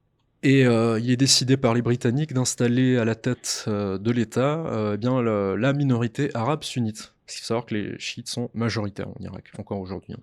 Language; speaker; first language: French; native; French